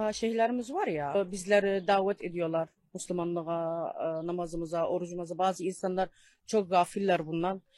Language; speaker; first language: Turkish; non-native, fluent; Arabic